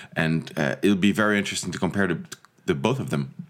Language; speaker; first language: English; native; English